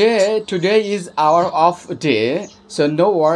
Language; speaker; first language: English; non-native, learner; Bangla